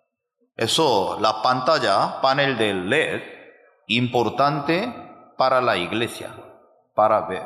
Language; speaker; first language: Spanish; non-native, fluent; Korean